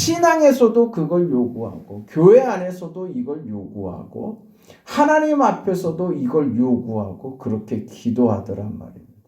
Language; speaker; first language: Korean; native; Korean